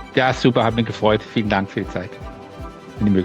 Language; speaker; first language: German; non-native, learner; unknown